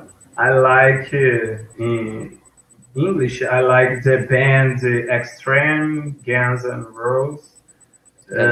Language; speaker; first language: English; non-native, learner; Portuguese